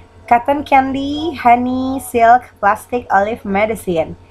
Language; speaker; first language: English; non-native, fluent; Indonesian